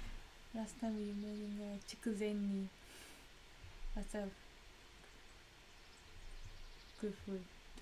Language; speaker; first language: English; non-native, learner; Japanese